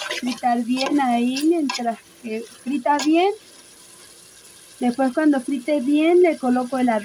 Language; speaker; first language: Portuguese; non-native, learner; Spanish